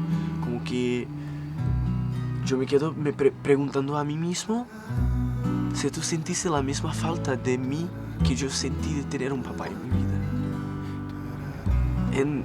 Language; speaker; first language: Spanish; non-native, fluent; Portuguese